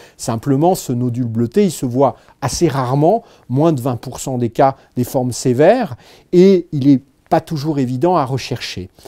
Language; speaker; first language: French; native; French